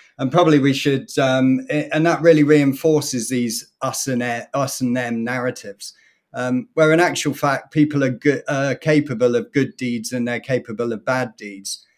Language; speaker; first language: English; native; English